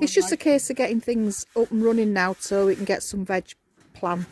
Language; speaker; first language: English; native; English